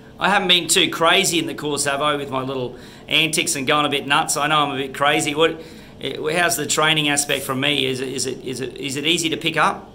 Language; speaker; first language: English; native; English